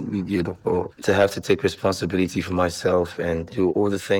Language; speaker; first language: English; non-native, local second language; Igbo